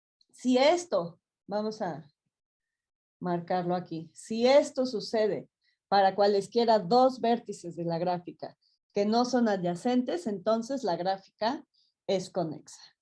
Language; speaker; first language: Spanish; native; Spanish